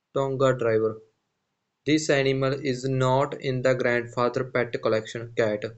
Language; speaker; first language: English; non-native, local second language; Punjabi